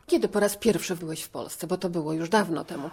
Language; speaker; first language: Polish; native; Polish